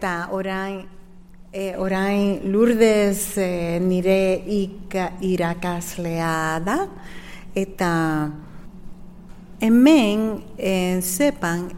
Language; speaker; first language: Basque; non-native, learner; Spanish